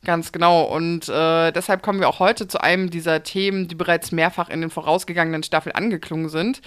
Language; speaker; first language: German; native; German